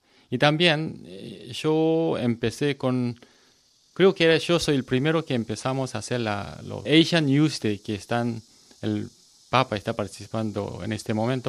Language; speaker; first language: Spanish; non-native, learner; Korean